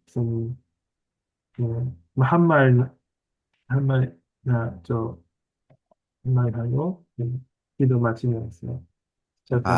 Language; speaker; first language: Korean; non-native, learner; Japanese